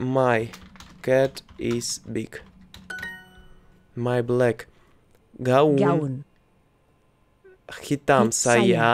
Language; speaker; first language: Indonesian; non-native, learner; Russian